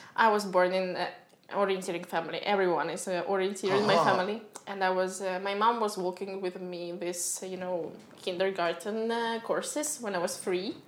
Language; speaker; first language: English; non-native, fluent; Russian